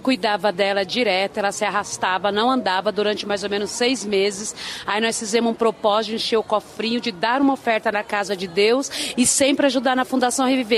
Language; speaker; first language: Portuguese; native; Portuguese